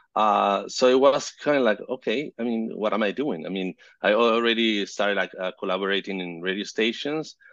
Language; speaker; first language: English; non-native, fluent; Spanish